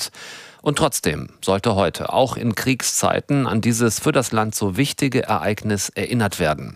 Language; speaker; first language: German; native; German